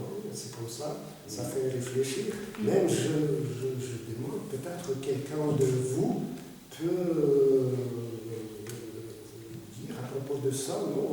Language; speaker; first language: French; non-native, fluent; Russian